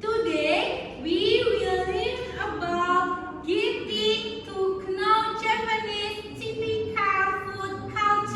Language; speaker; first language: English; non-native, learner; Indonesian